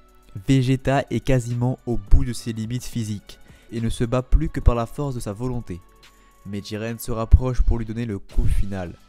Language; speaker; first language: French; native; French